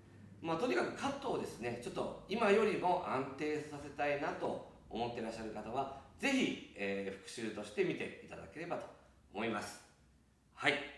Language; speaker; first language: Japanese; native; Japanese